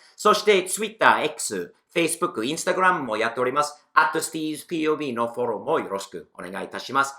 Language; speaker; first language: Japanese; non-native, fluent; English